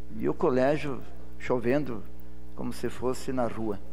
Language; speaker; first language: Portuguese; native; Portuguese